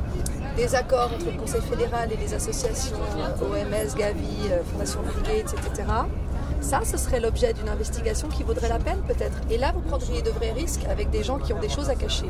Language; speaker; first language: French; native; French